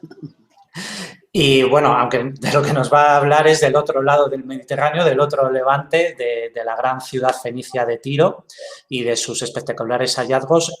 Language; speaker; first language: Spanish; native; Spanish